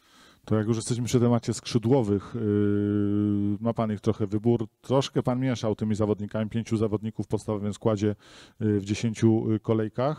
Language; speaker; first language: Polish; native; Polish